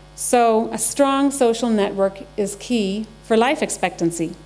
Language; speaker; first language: English; native; English